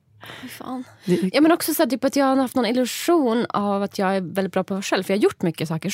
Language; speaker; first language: Swedish; native; Swedish